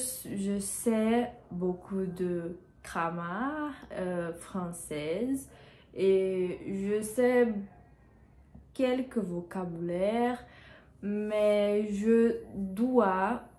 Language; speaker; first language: French; non-native, learner; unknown